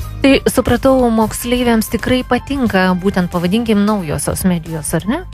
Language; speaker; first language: Lithuanian; native; Lithuanian